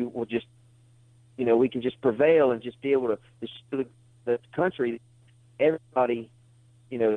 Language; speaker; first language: English; native; English